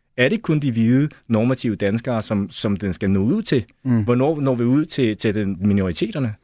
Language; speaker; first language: Danish; early bilingual, other home language; Chinese